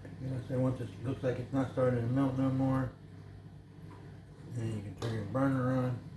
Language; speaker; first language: English; native; English